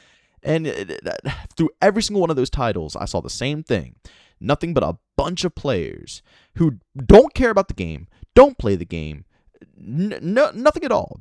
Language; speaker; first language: English; native; English